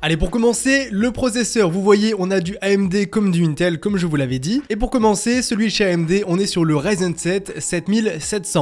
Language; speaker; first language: French; native; French